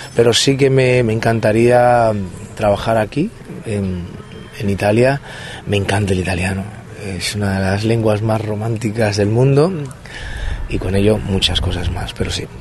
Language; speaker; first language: Spanish; native; Spanish